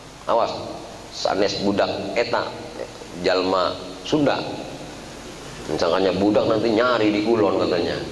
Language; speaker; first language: Indonesian; native; Indonesian